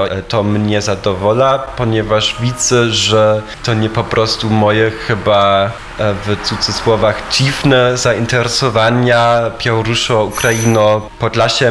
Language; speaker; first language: Polish; non-native, fluent; German